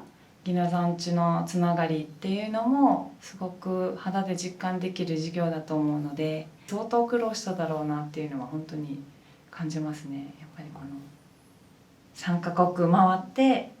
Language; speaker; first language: Japanese; native; Japanese